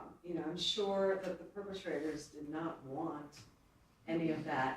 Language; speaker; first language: English; native; English